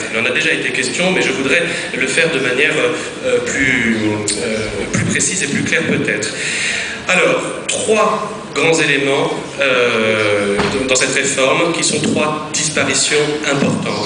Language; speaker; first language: French; native; French